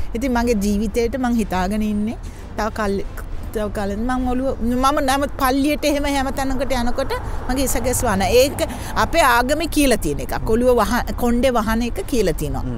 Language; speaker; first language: Sinhala; non-native, local second language; Tamil